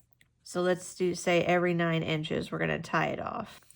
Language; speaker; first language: English; native; English